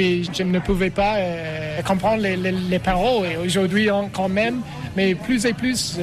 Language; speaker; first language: French; non-native, learner; English